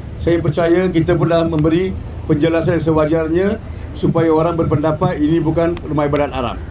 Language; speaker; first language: Malay; non-native, local second language; Tamil